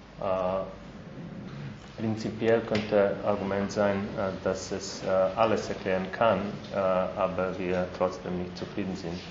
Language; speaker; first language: German; non-native, fluent; Slovenian